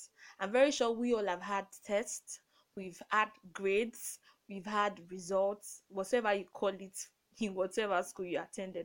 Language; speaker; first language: English; non-native, local second language; Yoruba